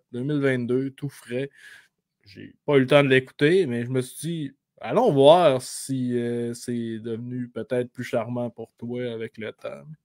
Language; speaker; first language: French; native; French